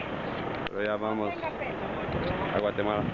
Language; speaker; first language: Spanish; non-native, learner; English